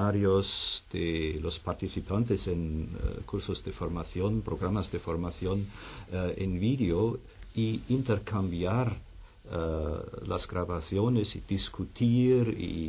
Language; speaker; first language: Spanish; non-native, fluent; German